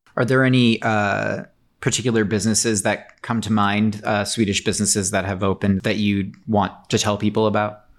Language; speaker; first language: English; native; English